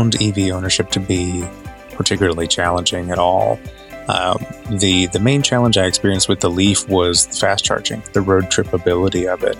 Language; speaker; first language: English; native; English